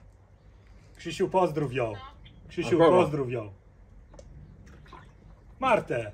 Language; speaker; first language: Polish; native; Polish